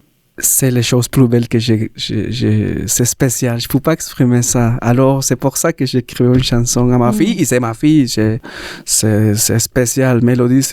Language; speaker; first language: French; non-native, learner; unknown